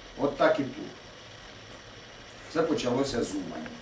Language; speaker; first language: Ukrainian; native; Ukrainian